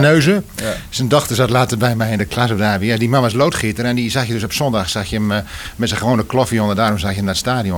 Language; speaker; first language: Dutch; native; Dutch